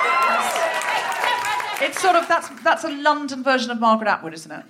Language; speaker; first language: English; native; English